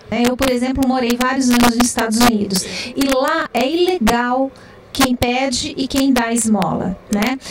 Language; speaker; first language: Portuguese; native; Portuguese